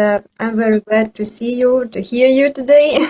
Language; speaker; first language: English; non-native, learner; Ukrainian